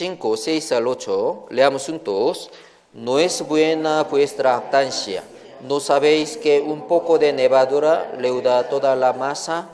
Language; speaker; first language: Spanish; non-native, learner; Korean